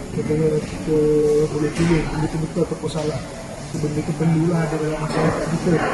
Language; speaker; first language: Malay; native; Malay